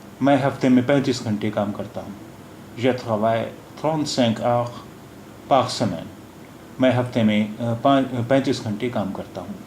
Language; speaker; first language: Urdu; native; Urdu